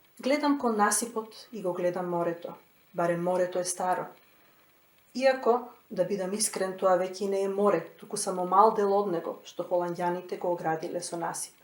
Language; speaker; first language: Macedonian; native; Macedonian